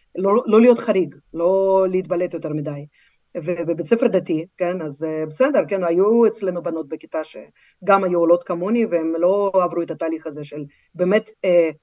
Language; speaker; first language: Hebrew; non-native, fluent; Russian